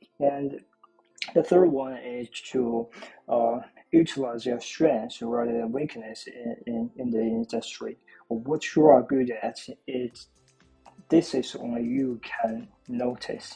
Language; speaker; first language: English; non-native, learner; Chinese